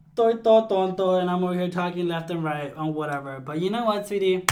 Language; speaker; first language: English; early bilingual, other home language; Spanish